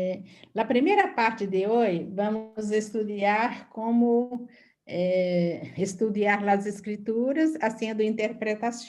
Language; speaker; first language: Portuguese; non-native, fluent; Spanish